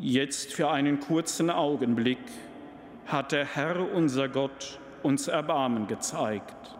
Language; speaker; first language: German; native; German